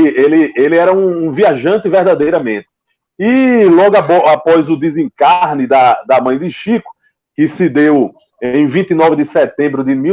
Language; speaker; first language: Portuguese; native; Portuguese